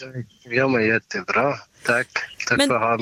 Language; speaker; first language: Swedish; non-native, learner; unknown